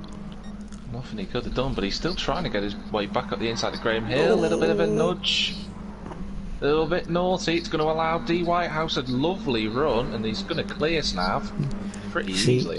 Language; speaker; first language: English; native; English